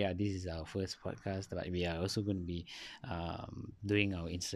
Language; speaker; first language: English; non-native, local second language; Malay